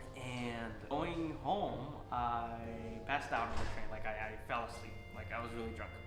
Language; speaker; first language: English; non-native, fluent; Portuguese